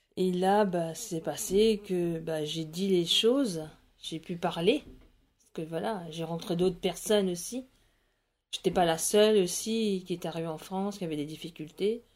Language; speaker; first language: French; non-native, local second language; Morisyen